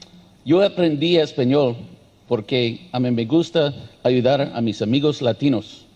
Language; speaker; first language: Spanish; non-native, learner; English